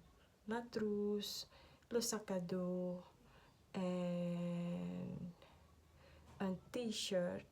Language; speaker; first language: French; non-native, learner; Dutch